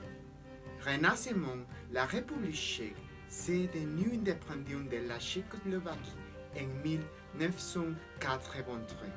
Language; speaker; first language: French; non-native, learner; Spanish